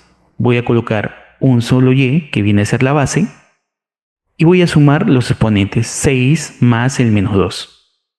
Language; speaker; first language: Spanish; native; Spanish